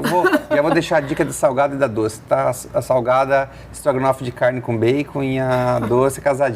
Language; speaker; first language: Portuguese; native; Portuguese